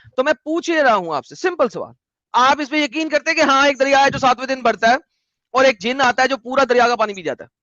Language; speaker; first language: Urdu; native; Urdu